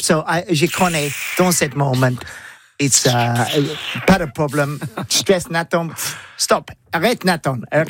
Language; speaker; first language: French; non-native, learner; English